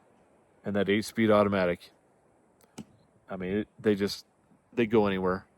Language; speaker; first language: English; native; English